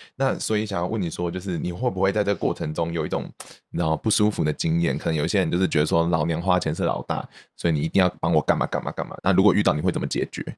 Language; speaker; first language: Chinese; native; Chinese